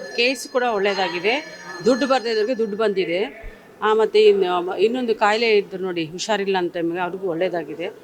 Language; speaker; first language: Kannada; native; Kannada